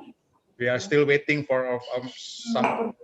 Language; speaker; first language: English; non-native, fluent; Indonesian